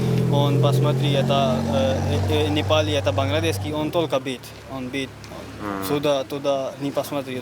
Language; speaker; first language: Russian; non-native, learner; Urdu